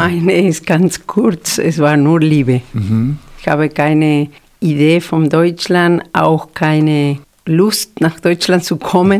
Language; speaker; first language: German; non-native, fluent; Spanish